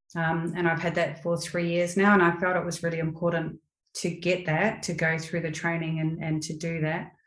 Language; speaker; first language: English; native; English